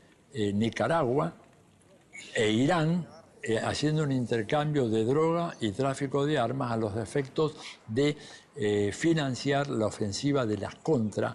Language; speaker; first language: Spanish; native; Spanish